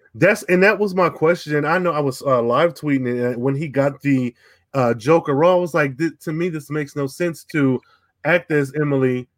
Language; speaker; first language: English; native; English